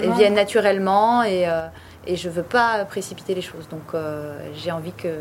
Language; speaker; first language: French; native; French